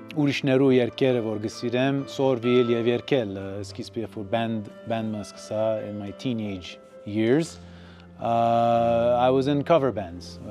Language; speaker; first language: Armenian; early bilingual, heritage; Armenian